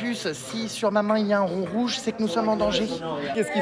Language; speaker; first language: French; native; French